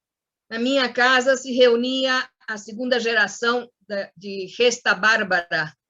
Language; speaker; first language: Portuguese; non-native, fluent; Spanish